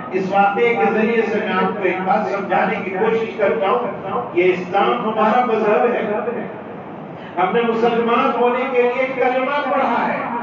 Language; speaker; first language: Urdu; native; Urdu